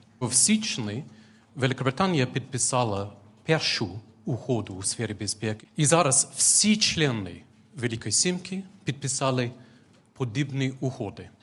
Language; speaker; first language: Ukrainian; non-native, fluent; English